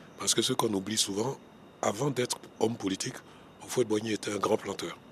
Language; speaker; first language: French; non-native, local second language; Baoulé